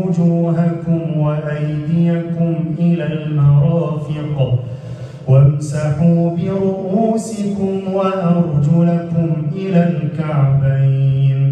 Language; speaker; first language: Arabic; native; Arabic